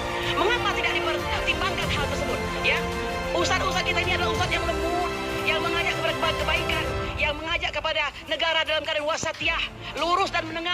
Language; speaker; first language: Indonesian; native; Indonesian